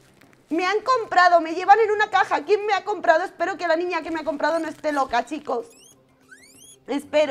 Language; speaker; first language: Spanish; native; Spanish